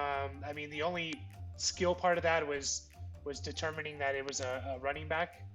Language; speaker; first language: English; native; English